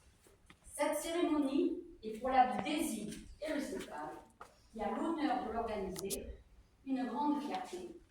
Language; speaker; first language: French; native; French